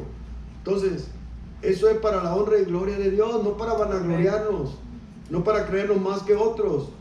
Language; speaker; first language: Spanish; native; Spanish